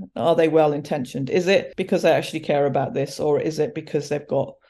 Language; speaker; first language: English; early bilingual, other home language; Hindi